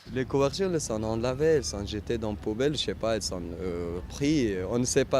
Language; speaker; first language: French; non-native, learner; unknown